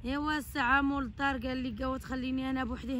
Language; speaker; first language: Arabic; native; Arabic